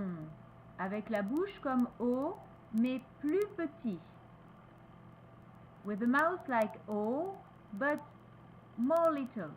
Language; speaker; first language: French; native; French